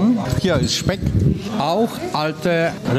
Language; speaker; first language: German; non-native, learner; Polish